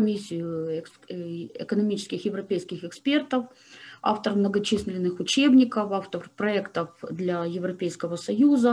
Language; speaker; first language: Russian; native; Russian